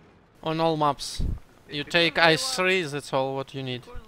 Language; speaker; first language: English; non-native, learner; Russian